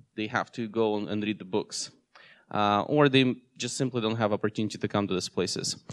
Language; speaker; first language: English; non-native, fluent; Russian